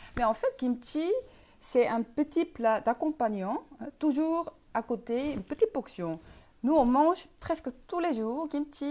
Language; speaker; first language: French; non-native, fluent; Korean